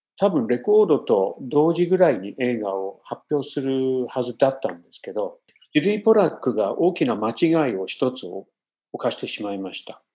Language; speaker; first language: Japanese; non-native, fluent; English